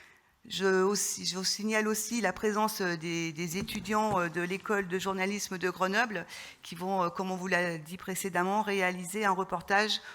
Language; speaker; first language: French; native; French